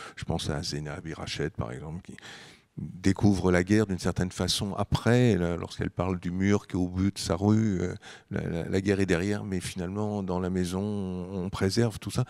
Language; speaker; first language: French; native; French